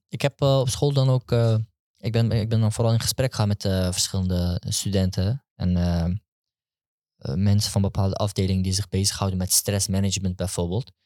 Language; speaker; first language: Dutch; early bilingual, other home language; Turkish